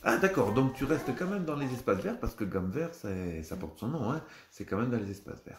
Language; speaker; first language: French; native; French